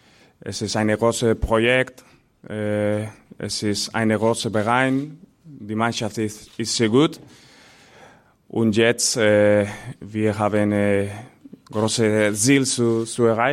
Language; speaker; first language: German; non-native, learner; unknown